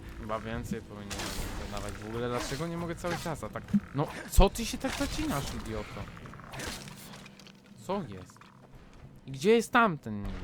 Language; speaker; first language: Polish; native; Polish